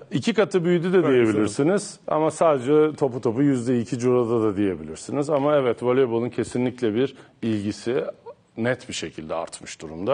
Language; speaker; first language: Turkish; native; Turkish